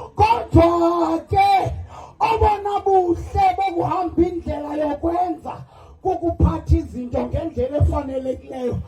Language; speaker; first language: Xhosa; native; Xhosa